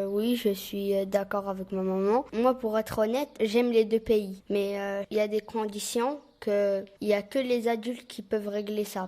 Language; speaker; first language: French; early bilingual, other home language; Arabic